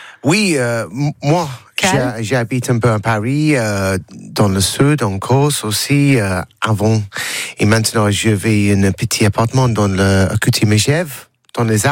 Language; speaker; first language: French; non-native, learner; English